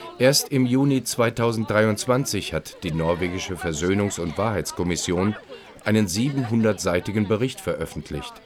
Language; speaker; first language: German; native; German